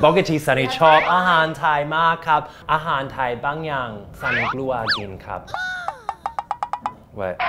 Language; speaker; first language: Thai; non-native, fluent; English